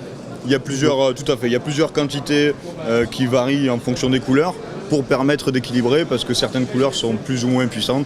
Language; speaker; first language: French; native; French